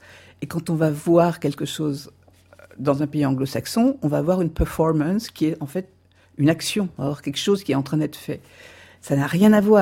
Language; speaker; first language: French; native; French